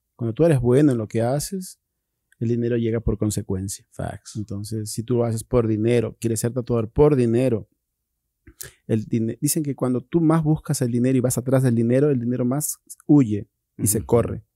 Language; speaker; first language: Spanish; native; Spanish